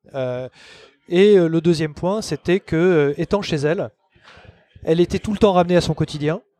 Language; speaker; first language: French; native; French